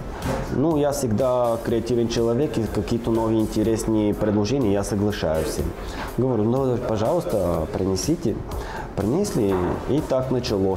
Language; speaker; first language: Russian; non-native, learner; Bulgarian